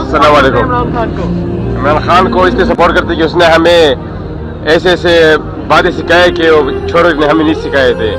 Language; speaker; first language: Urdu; non-native, local second language; Pashto